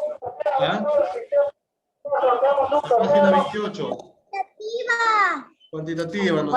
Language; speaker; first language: Spanish; native; Spanish